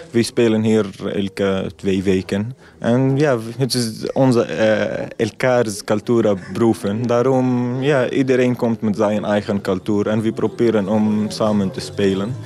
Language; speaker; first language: Dutch; non-native, learner; Arabic